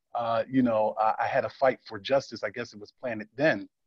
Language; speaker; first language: English; native; English